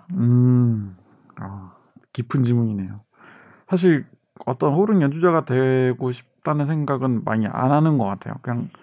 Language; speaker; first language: Korean; early bilingual, other home language; Russian